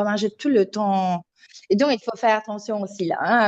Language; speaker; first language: French; non-native, fluent; Italian